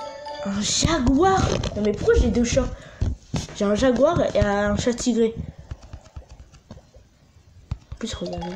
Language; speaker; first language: French; native; French